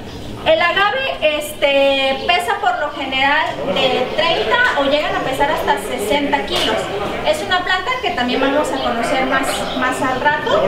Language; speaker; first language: Spanish; native; Spanish